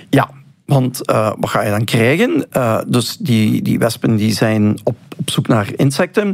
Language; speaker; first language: Dutch; native; Dutch